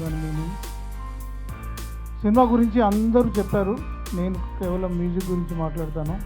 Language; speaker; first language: Telugu; native; Telugu